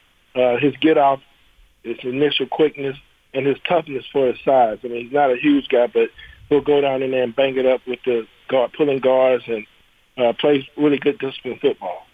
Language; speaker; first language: English; native; English